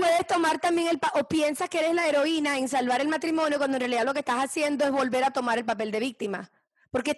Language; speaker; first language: Spanish; early bilingual, heritage; Spanish